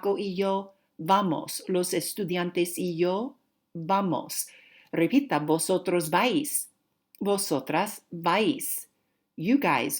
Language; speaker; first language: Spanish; non-native, fluent; English